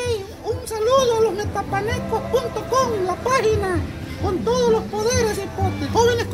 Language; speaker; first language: Spanish; native; Spanish